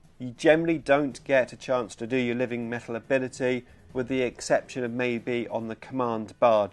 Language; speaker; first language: English; native; English